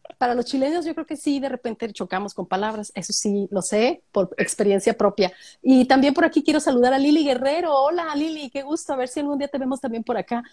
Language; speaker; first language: Spanish; native; Spanish